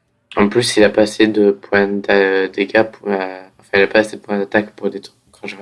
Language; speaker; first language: French; native; French